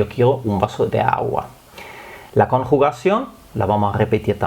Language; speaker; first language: Spanish; non-native, fluent; German